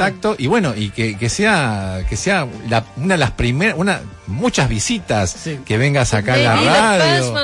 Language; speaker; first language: Spanish; native; Spanish